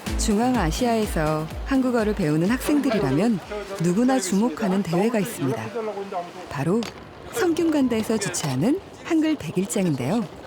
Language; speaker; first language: Korean; native; Korean